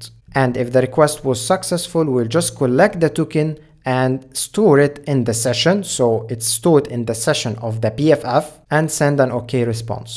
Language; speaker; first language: English; non-native, fluent; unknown